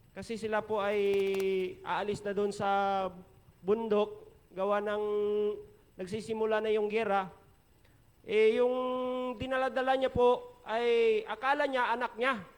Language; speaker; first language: Filipino; non-native, local second language; Hiligaynon